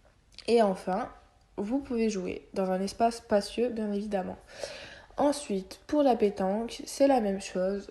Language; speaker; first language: French; native; French